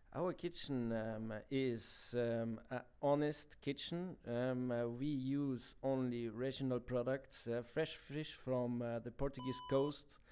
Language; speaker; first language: English; non-native, fluent; German